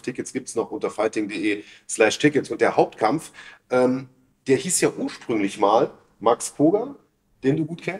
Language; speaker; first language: German; native; German